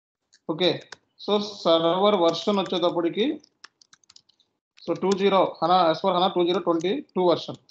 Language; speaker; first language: Telugu; native; Telugu